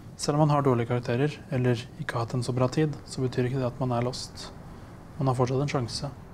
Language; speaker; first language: Norwegian; early bilingual, other home language; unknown